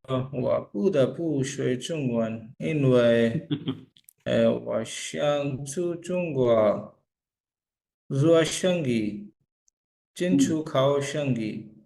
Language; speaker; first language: Chinese; non-native, learner; Urdu